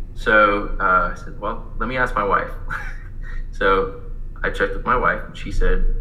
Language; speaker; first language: English; native; English